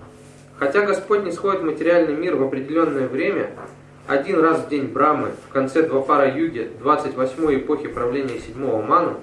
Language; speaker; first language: Russian; native; Russian